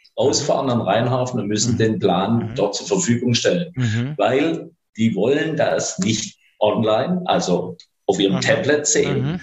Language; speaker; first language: German; native; German